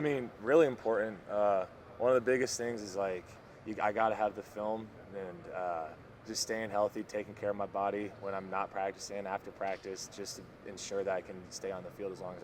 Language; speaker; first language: English; native; English